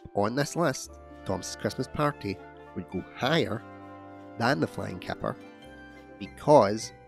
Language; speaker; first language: English; native; English